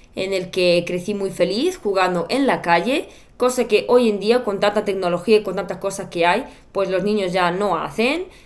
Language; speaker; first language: Spanish; non-native, fluent; Bulgarian